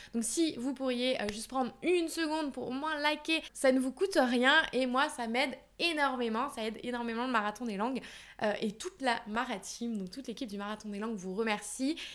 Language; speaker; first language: French; native; French